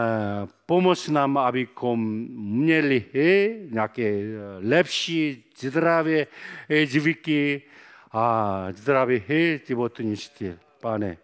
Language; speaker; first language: Czech; non-native, fluent; Korean